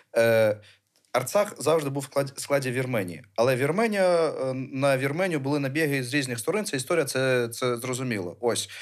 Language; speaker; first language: Ukrainian; early bilingual, other home language; Armenian